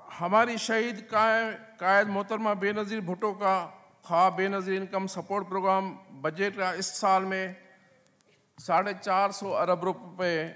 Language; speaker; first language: Urdu; non-native, local second language; Sindhi